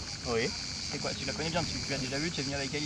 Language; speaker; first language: French; native; French